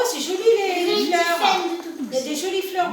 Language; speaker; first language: French; native; French